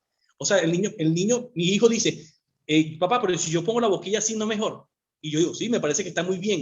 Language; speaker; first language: Spanish; native; Spanish